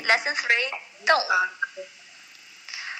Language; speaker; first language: English; non-native, fluent; Chinese